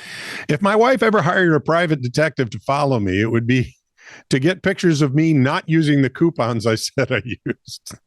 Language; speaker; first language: English; native; English